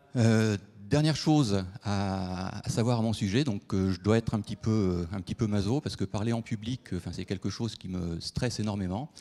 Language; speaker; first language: French; native; French